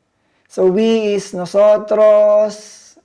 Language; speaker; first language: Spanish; non-native, learner; Filipino